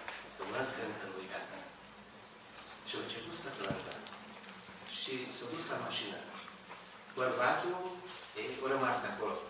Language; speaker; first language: Romanian; non-native, learner; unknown